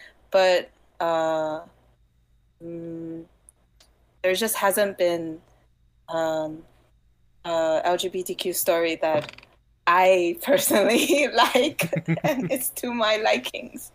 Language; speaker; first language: English; non-native, fluent; Chinese